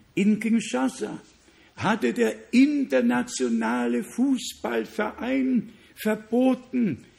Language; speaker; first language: German; native; German